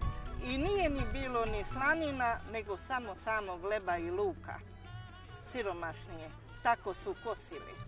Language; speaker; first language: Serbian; non-native, local second language; Hungarian